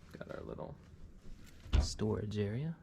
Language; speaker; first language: English; native; English